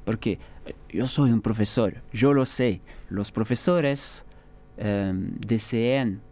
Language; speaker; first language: Spanish; non-native, fluent; French